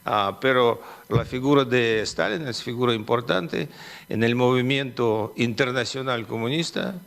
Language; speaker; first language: Spanish; non-native, fluent; Russian